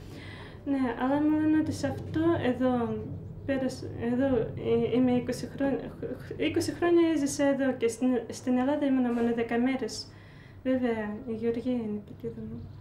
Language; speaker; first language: Greek; non-native, fluent; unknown